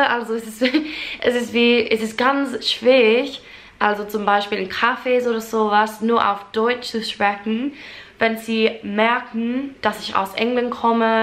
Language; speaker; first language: German; non-native, fluent; English